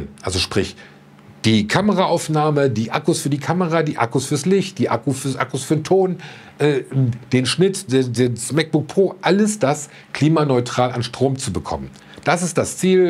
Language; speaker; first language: German; native; German